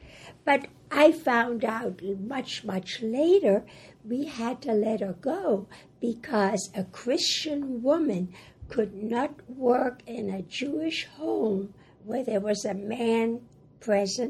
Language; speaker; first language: English; early bilingual, other home language; German